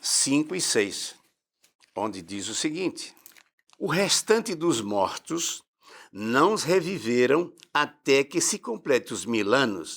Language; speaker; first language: Portuguese; native; Portuguese